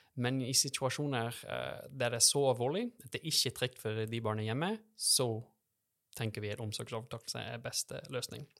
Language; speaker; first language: Norwegian; non-native, fluent; English